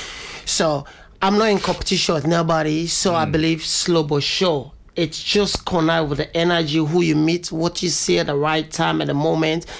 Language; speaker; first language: English; non-native, local second language; Krio